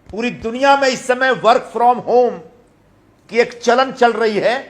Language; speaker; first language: Hindi; non-native, local second language; Marathi